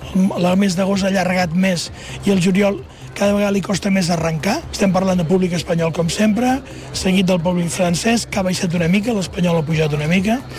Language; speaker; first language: Catalan; native; Catalan